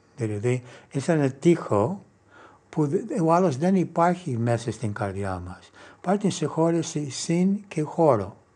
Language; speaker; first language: Greek; non-native, fluent; English